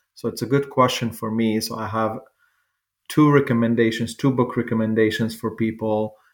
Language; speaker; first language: English; non-native, fluent; Arabic